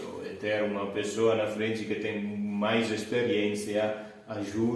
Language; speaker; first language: Portuguese; non-native, fluent; Italian